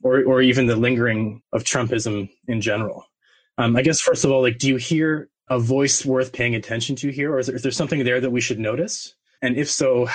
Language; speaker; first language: English; native; English